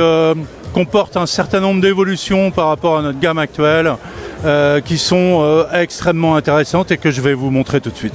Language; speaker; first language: French; native; French